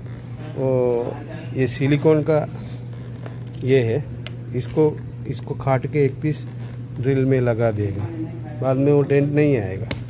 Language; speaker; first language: Hindi; non-native, local second language; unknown